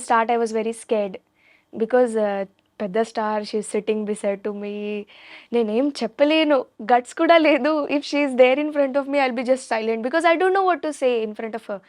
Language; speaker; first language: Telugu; non-native, learner; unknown